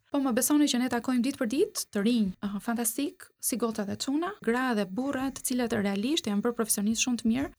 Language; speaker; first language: Albanian; native; Albanian